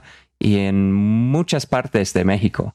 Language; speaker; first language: Spanish; non-native, fluent; English